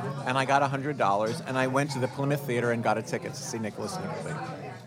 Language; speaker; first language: English; native; English